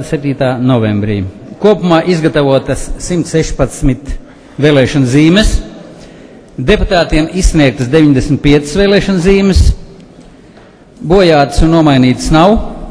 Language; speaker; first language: Latvian; native; Latvian